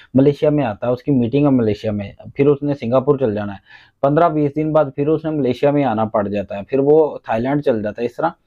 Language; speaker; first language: Urdu; non-native, local second language; Punjabi